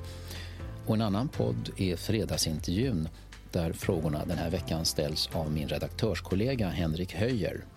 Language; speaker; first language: Swedish; native; Swedish